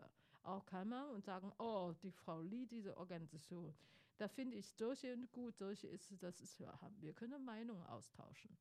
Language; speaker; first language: German; non-native, fluent; Chinese